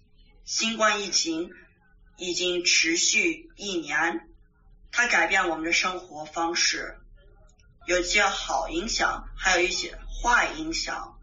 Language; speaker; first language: Chinese; early bilingual, heritage; Chinese